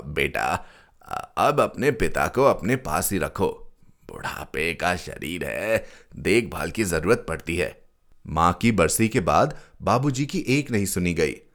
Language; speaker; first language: Hindi; native; Hindi